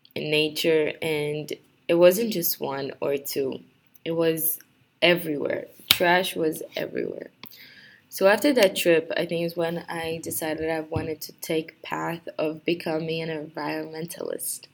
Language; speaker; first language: English; non-native, fluent; Portuguese